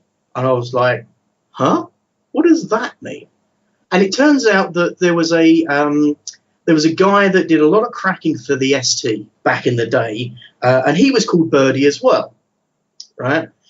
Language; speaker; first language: English; native; English